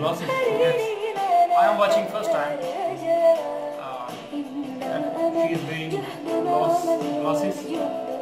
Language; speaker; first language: English; non-native, local second language; Urdu